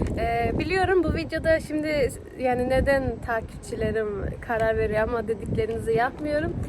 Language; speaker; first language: Turkish; early bilingual, heritage; Turkish